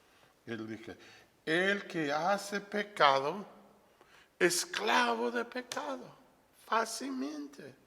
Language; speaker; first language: Spanish; non-native, fluent; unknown